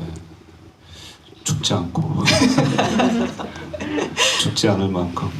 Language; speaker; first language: Korean; native; Korean